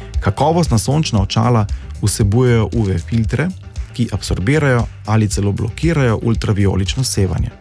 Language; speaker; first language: Slovenian; native; Slovenian